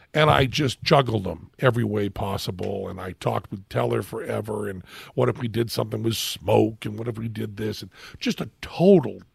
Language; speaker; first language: English; native; English